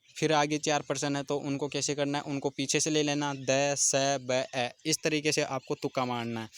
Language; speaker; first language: Hindi; native; Hindi